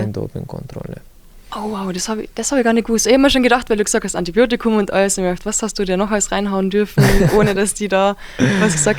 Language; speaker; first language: German; native; German